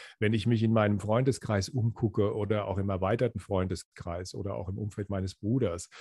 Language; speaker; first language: German; native; German